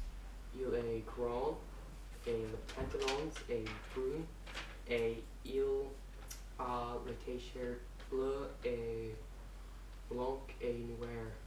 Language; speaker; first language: French; non-native, learner; English